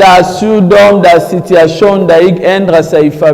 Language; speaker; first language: Danish; non-native, learner; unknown